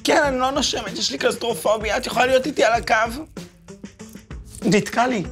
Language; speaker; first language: Hebrew; native; Hebrew